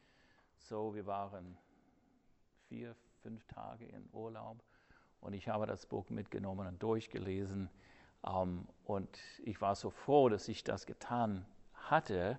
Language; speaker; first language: German; non-native, fluent; English